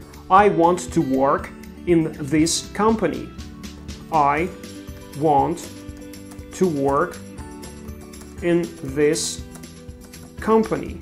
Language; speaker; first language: English; non-native, fluent; Russian